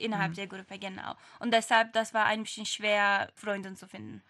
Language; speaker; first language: German; non-native, fluent; Turkish